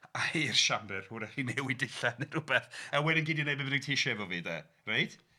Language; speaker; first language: Welsh; native; Welsh